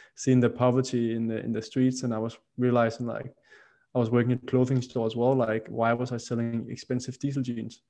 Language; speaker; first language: English; non-native, fluent; Danish